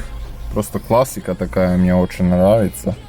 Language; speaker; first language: Russian; non-native, fluent; Serbian